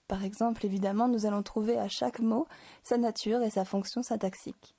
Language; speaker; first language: French; native; French